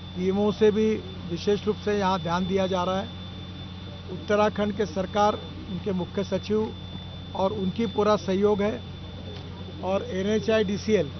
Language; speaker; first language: Hindi; non-native, local second language; Marathi